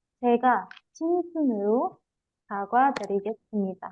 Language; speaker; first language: Korean; non-native, fluent; Indonesian